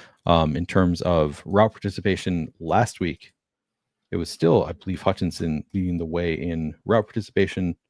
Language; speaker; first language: English; native; English